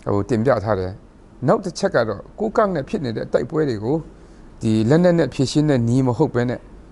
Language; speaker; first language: Burmese; non-native, local second language; Kachin